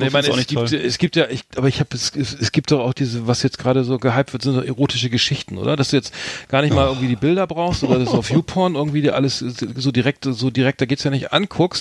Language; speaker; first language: German; native; German